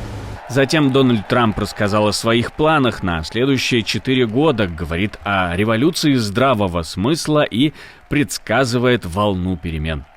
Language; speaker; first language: Russian; native; Russian